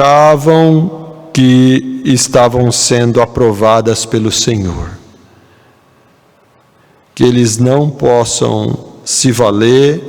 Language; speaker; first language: Portuguese; native; Portuguese